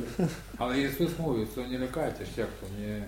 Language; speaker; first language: Polish; non-native, learner; Ukrainian